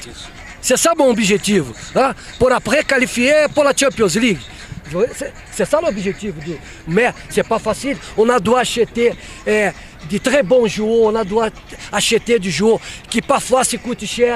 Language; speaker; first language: French; non-native, fluent; Portuguese